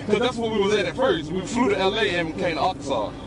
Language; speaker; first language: English; native; English